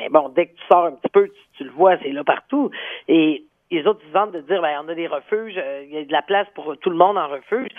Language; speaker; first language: French; native; French